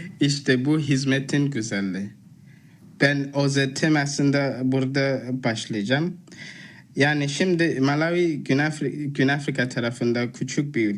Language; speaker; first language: Turkish; non-native, fluent; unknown